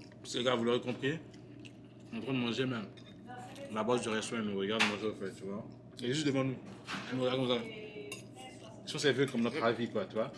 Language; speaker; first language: French; native; French